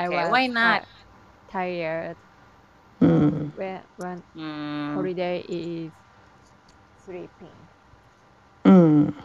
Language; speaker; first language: English; non-native, learner; Japanese